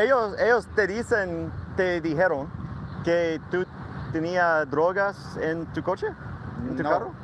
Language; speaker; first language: Spanish; non-native, learner; English